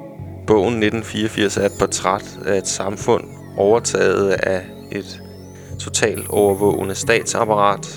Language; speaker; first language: Danish; native; Danish